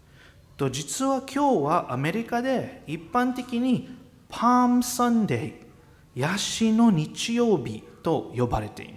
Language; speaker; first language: Japanese; non-native, fluent; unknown